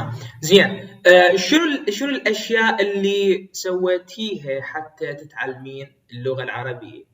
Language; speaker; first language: Arabic; native; Arabic